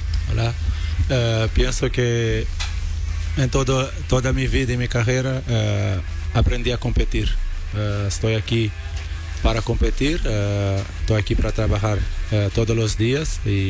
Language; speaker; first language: Spanish; non-native, learner; Portuguese